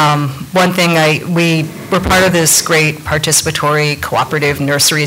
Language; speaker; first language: English; native; English